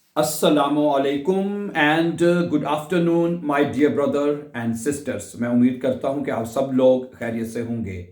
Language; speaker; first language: Urdu; non-native, local second language; Punjabi